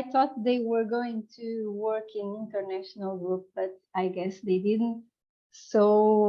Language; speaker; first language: English; non-native, fluent; Portuguese